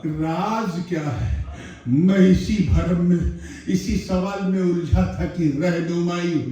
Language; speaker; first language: Urdu; native; Urdu